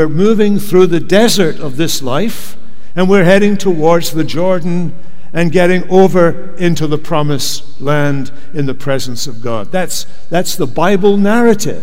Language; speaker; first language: English; native; English